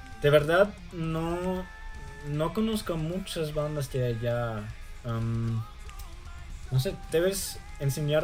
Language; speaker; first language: Spanish; early bilingual, heritage; German